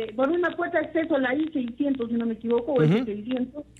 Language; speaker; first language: Spanish; native; Spanish